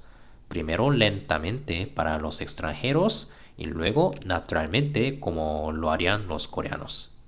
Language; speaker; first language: Spanish; non-native, fluent; Korean